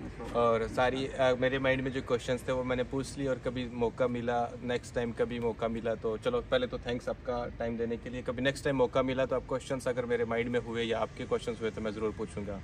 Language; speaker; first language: Hindi; native; Hindi